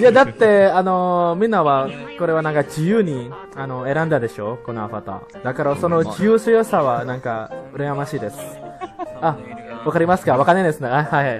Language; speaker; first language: Japanese; non-native, learner; Indonesian